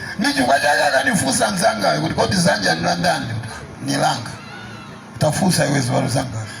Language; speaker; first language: Nyanja; non-native, local second language; Tumbuka